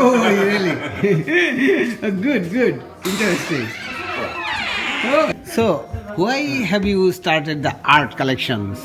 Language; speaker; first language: English; non-native, learner; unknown